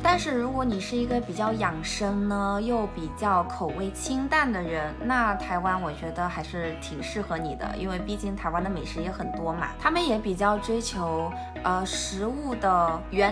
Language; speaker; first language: Chinese; native; Chinese